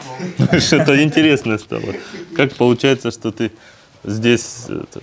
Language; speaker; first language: Russian; native; Russian